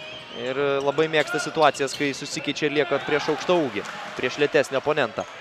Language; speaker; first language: Lithuanian; native; Lithuanian